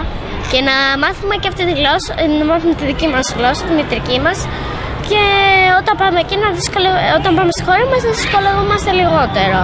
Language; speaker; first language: Greek; early bilingual, other home language; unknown